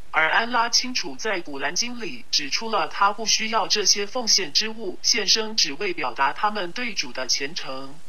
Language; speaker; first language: Chinese; non-native, local second language; Cantonese